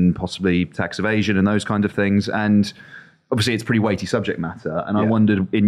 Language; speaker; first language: English; native; English